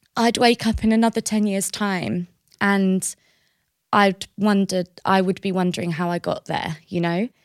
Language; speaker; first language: English; native; English